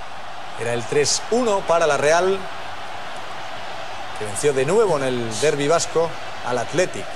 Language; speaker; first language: Spanish; native; Spanish